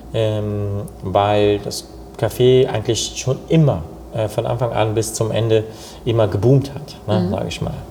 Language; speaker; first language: German; native; German